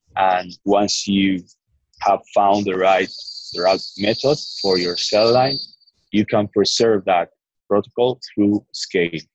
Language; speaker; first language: English; non-native, fluent; Spanish